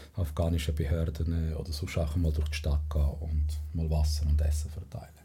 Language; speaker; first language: German; non-native, fluent; Spanish